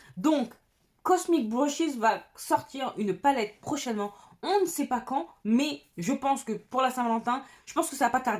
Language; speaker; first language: French; native; French